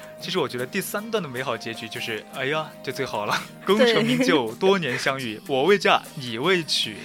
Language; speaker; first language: Chinese; native; Chinese